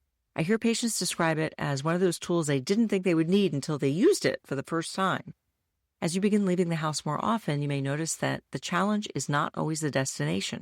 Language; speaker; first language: English; native; English